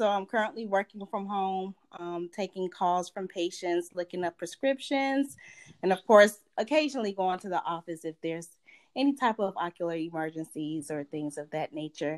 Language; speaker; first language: English; native; English